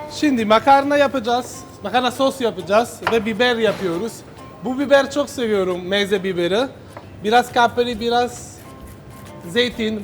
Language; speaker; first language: Turkish; non-native, learner; Italian